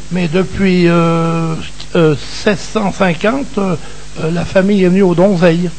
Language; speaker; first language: French; native; French